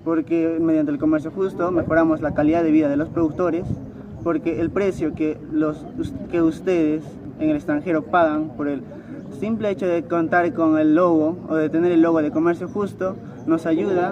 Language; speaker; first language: Spanish; native; Spanish